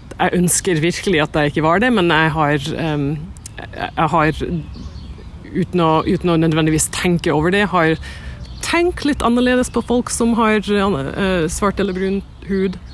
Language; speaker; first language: Norwegian; non-native, fluent; English